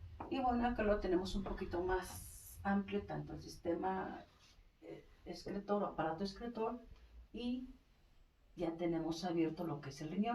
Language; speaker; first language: Spanish; native; Spanish